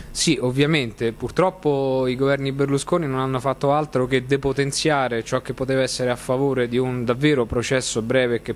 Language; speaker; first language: Italian; native; Italian